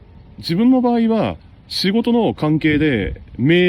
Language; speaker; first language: Japanese; native; Japanese